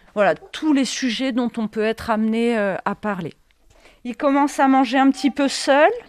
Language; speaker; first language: French; native; French